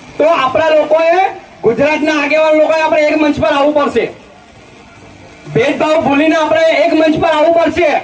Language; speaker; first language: Gujarati; non-native, local second language; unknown